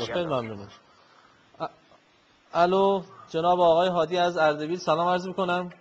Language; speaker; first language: Persian; native; Persian